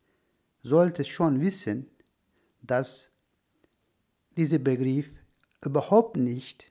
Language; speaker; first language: German; non-native, learner; Turkish